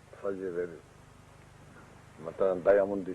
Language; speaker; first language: English; non-native, learner; Japanese